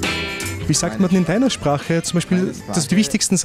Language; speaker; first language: German; native; German